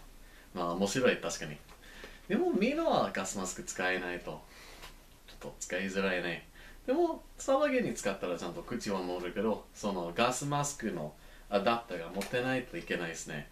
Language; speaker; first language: Japanese; non-native, learner; English